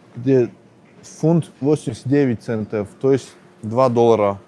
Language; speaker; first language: Russian; non-native, local second language; Tajik